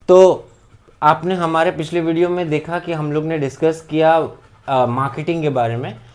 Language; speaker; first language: Hindi; non-native, local second language; Bangla